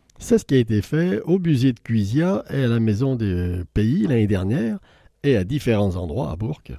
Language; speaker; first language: French; native; French